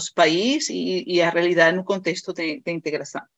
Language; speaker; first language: Portuguese; non-native, fluent; Spanish